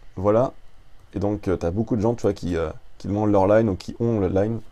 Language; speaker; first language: French; native; French